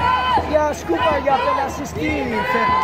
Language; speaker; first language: Greek; non-native, learner; Urdu